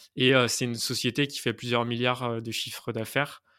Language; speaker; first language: French; native; French